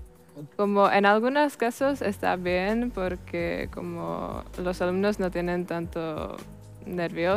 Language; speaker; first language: Spanish; non-native, learner; Czech